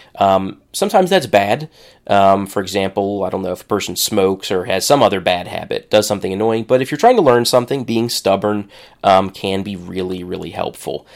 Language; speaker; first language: English; native; English